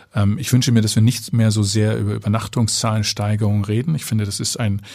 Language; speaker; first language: German; native; German